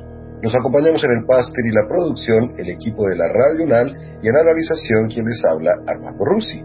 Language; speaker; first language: Spanish; native; Spanish